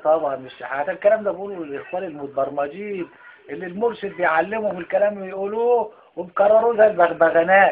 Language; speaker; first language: Arabic; native; Arabic